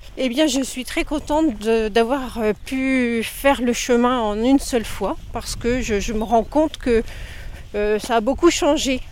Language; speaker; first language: French; native; French